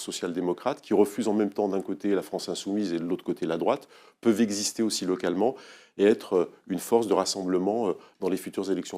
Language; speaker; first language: French; native; French